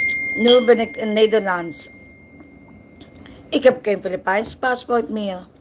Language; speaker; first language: Dutch; non-native, learner; Filipino